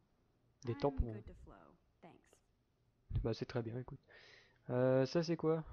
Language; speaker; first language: French; native; French